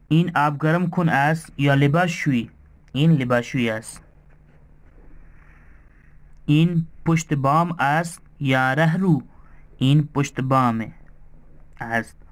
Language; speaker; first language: Persian; non-native, fluent; Urdu